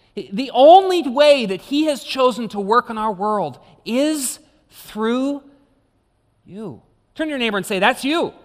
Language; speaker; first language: English; native; English